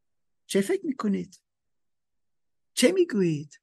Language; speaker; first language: Persian; non-native, fluent; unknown